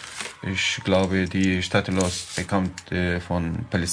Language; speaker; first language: German; non-native, learner; Arabic